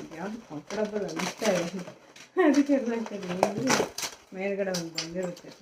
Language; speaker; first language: Kannada; non-native, local second language; Telugu